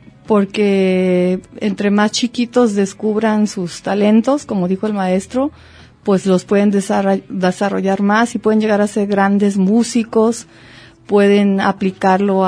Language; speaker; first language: Spanish; native; Spanish